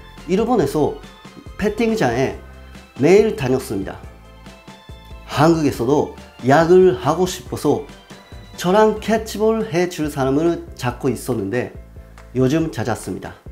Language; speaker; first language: Korean; non-native, learner; Japanese